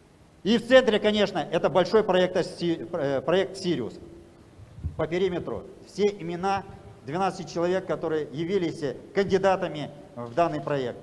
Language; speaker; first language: Russian; native; Russian